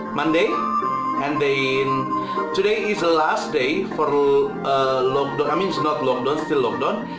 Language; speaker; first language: English; non-native, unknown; Indonesian